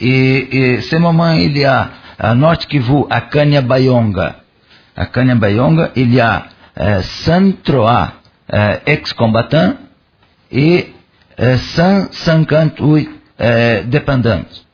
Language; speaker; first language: French; non-native, learner; Portuguese